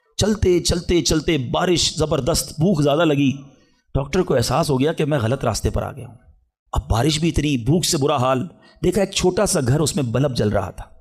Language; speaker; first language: Urdu; native; Urdu